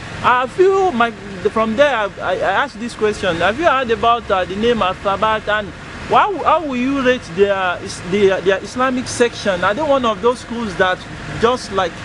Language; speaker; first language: English; non-native, local second language; Yoruba